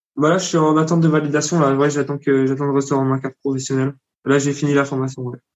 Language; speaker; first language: French; native; French